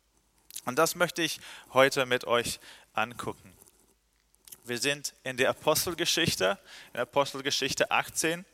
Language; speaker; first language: German; non-native, fluent; English